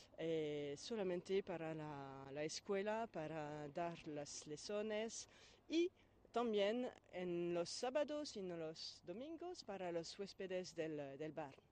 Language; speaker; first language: Spanish; non-native, fluent; French